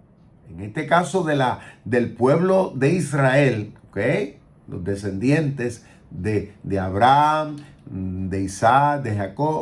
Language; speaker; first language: Spanish; native; Spanish